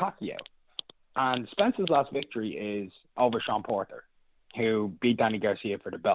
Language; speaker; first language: English; native; English